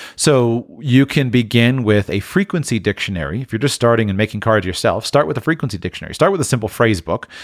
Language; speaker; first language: English; native; English